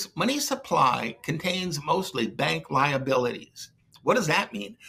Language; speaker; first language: English; native; English